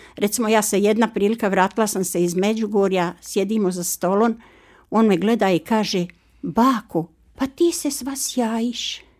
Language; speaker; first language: Croatian; native; Croatian